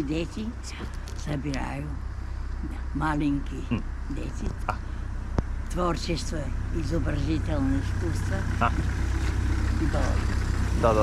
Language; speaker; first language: Russian; non-native, learner; Bulgarian